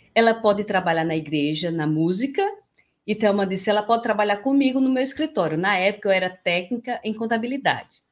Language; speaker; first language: Portuguese; native; Portuguese